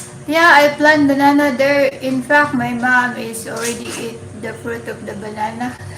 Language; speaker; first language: English; non-native, local second language; Filipino